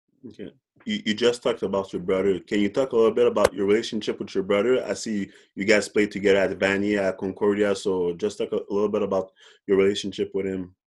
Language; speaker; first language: English; non-native, fluent; French